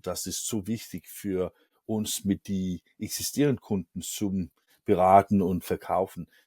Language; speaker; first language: German; non-native, learner; Danish